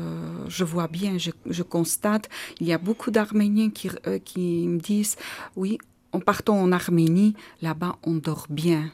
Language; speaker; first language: French; non-native, fluent; Armenian